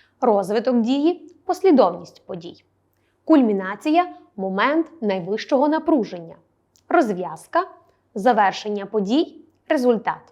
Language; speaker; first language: Ukrainian; native; Ukrainian